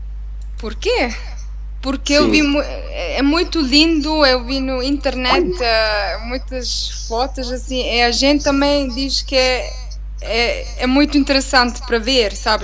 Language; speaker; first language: Portuguese; non-native, learner; Italian